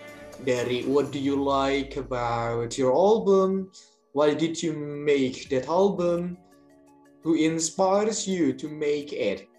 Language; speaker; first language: English; non-native, learner; Indonesian